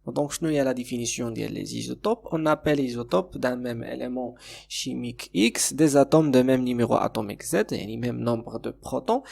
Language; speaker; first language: French; non-native, local second language; Arabic